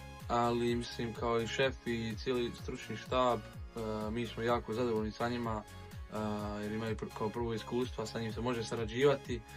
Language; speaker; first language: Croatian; early bilingual, heritage; Bosnian